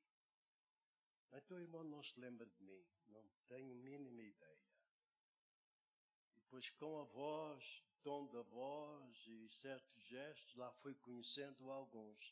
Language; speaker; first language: Portuguese; native; Portuguese